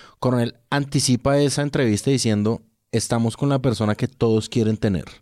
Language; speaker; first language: Spanish; native; Spanish